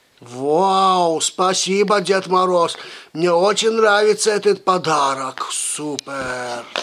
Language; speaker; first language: Russian; early bilingual, heritage; Russian